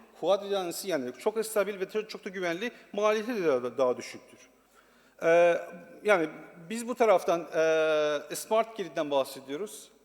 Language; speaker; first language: Turkish; non-native, learner; Persian